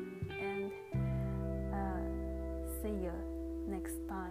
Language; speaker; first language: English; non-native, learner; Japanese